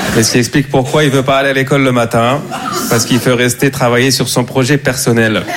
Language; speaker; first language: French; native; French